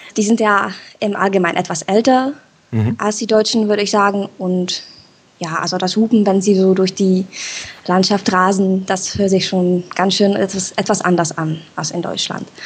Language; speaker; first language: German; non-native, fluent; Czech